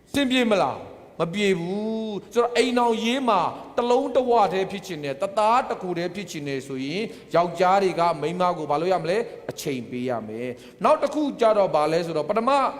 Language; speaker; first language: Burmese; non-native, local second language; Tedim Chin